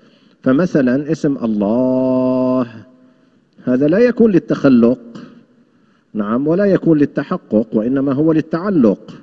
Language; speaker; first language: Arabic; native; Arabic